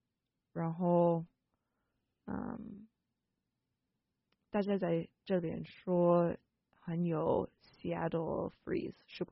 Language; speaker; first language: Chinese; non-native, fluent; English